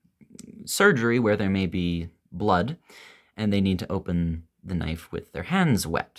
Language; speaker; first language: English; native; English